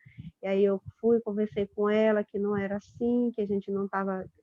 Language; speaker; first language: Portuguese; native; Portuguese